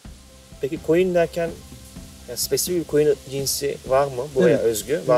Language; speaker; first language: Turkish; native; Turkish